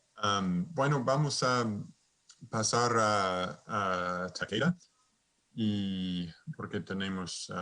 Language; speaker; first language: Spanish; non-native, fluent; English